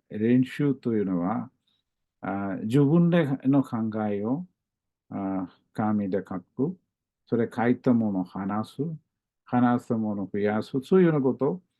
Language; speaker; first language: Japanese; non-native, learner; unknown